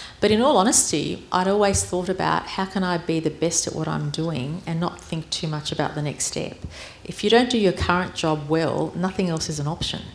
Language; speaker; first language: English; early bilingual, other home language; Armenian